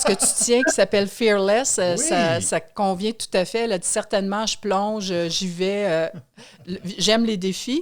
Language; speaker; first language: French; native; French